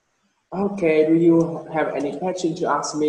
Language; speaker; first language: English; non-native, fluent; Vietnamese